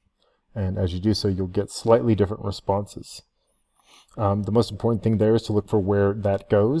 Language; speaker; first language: English; native; English